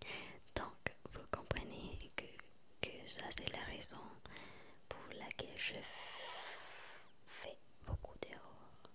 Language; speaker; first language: French; non-native, learner; Spanish